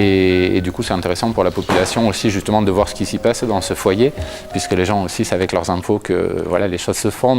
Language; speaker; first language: French; native; French